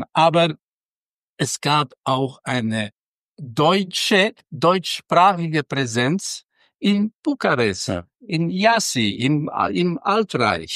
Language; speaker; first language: German; non-native, fluent; Romanian